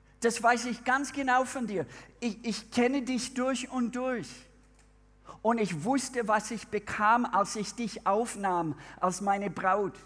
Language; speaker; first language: German; non-native, fluent; English